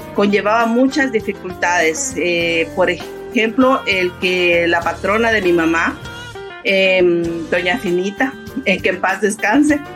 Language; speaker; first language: Spanish; native; Spanish